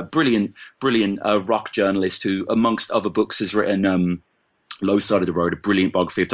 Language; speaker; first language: English; native; English